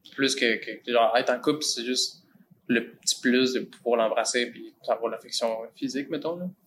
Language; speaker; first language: French; early bilingual, other home language; Spanish